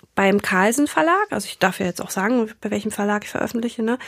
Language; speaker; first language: German; native; German